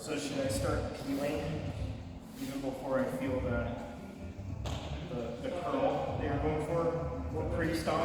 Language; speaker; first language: English; native; English